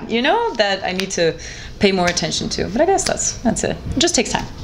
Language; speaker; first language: English; non-native, fluent; Portuguese